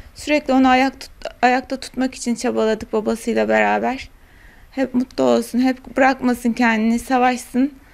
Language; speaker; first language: Turkish; native; Turkish